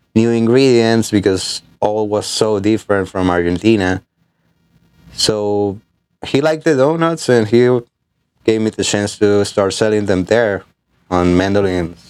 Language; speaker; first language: English; non-native, fluent; Spanish